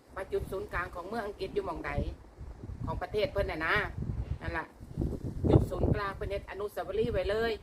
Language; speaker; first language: Thai; non-native, local second language; Northeastern Thai